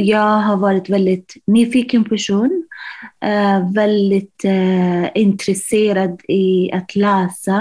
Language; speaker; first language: Swedish; non-native, fluent; Arabic